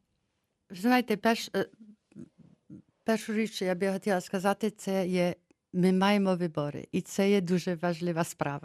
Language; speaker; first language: Ukrainian; early bilingual, heritage; Ukrainian